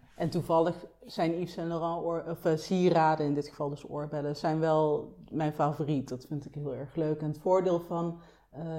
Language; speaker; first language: Dutch; native; Dutch